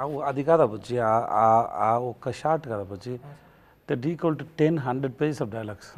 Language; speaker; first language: Telugu; non-native, learner; Tamil